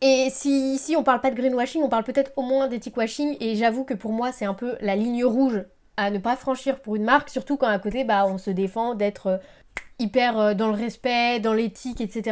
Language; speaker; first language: French; native; French